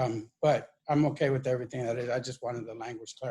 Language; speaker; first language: English; native; English